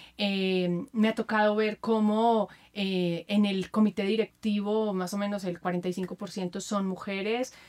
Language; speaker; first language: Spanish; native; Spanish